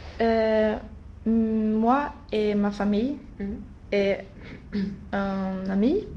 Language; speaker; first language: French; non-native, learner; Swedish